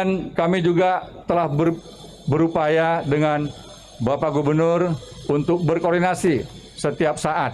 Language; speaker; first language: Indonesian; native; Indonesian